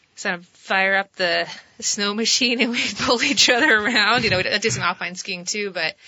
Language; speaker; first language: English; native; English